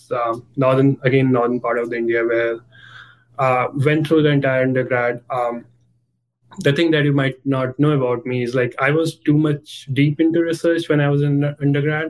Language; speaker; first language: English; non-native, local second language; Hindi